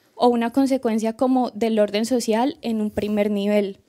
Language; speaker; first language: Spanish; native; Spanish